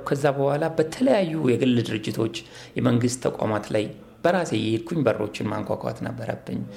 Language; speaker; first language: Amharic; native; Amharic